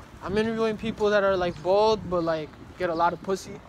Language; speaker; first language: English; early bilingual, other home language; Spanish